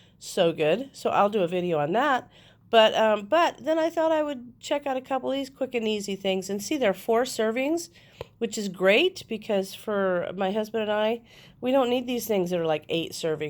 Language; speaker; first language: English; native; English